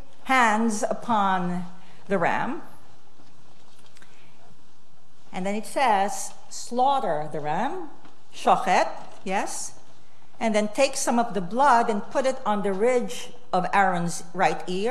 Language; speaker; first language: English; non-native, local second language; Filipino